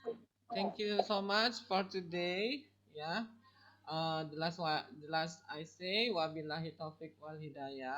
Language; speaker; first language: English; non-native, learner; Indonesian